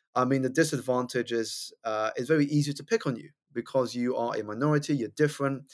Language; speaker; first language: English; native; English